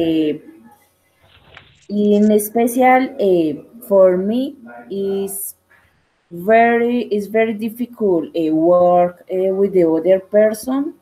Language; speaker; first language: English; non-native, learner; Spanish